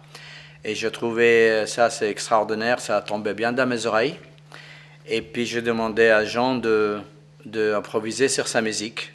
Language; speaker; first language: French; non-native, fluent; Arabic